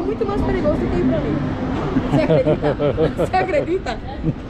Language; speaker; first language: Portuguese; native; Portuguese